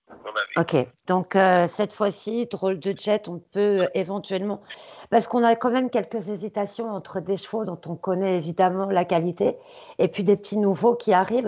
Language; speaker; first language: French; native; French